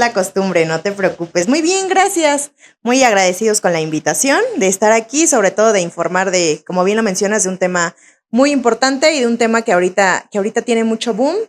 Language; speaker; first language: Spanish; native; Spanish